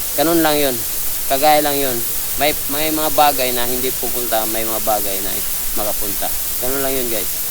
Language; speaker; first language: Filipino; non-native, local second language; Cebuano